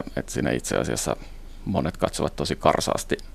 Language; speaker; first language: Finnish; native; Finnish